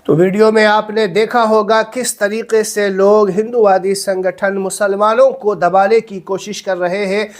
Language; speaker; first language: Urdu; native; Urdu